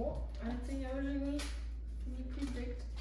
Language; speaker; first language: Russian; early bilingual, heritage; Russian